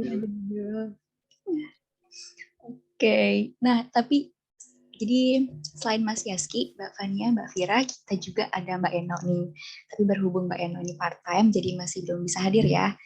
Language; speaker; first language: Indonesian; native; Indonesian